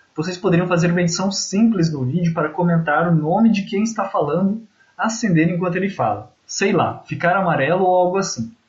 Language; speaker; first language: Portuguese; native; Portuguese